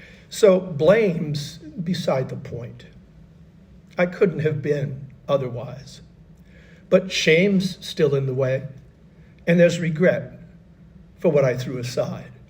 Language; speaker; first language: English; native; English